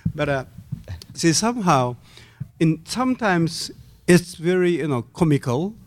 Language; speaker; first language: English; non-native, learner; Japanese